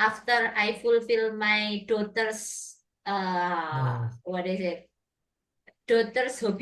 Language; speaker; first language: English; non-native, fluent; Indonesian